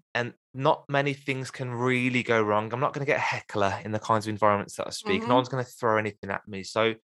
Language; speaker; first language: English; native; English